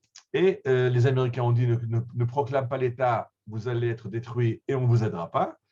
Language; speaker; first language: French; native; French